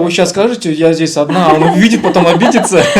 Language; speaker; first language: Russian; native; Russian